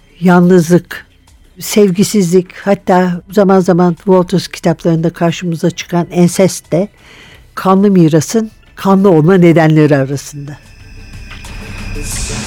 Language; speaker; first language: Turkish; native; Turkish